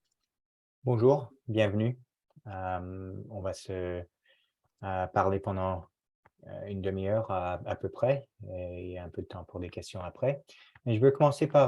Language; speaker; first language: French; non-native, fluent; English